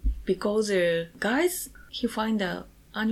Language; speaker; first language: English; non-native, learner; Japanese